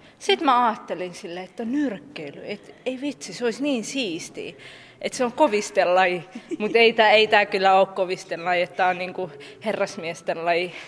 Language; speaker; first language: Finnish; early bilingual, other home language; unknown